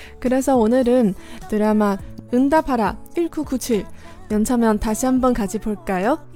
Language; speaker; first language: Korean; non-native, fluent; Chinese